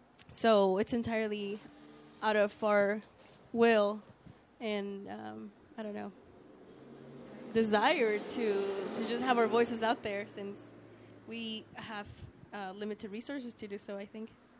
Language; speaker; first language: English; early bilingual, other home language; Spanish